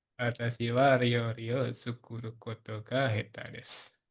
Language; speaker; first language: Japanese; non-native, learner; Indonesian